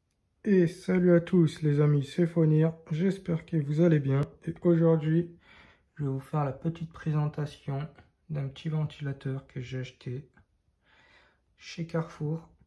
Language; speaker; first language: French; native; French